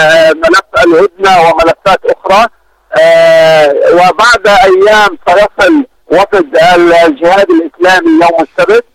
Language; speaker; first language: Arabic; native; Arabic